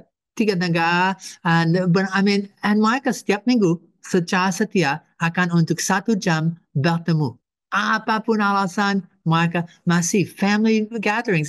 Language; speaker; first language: Indonesian; non-native, fluent; English